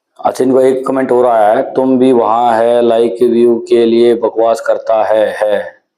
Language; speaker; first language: Hindi; native; Hindi